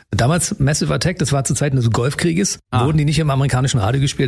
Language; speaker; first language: German; native; German